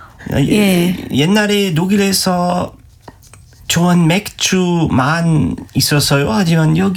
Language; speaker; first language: Korean; non-native, learner; German